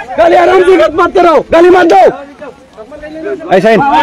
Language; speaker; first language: Hindi; non-native, learner; Bangla